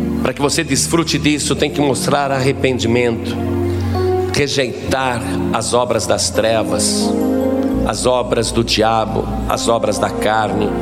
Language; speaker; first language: Portuguese; native; Portuguese